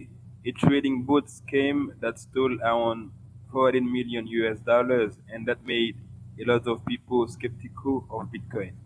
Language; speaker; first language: English; non-native, local second language; Haitian Creole